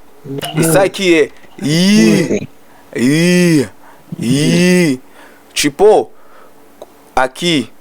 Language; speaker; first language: Portuguese; non-native, learner; Haitian Creole